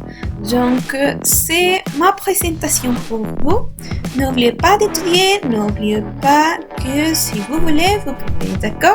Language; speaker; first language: French; non-native, learner; Spanish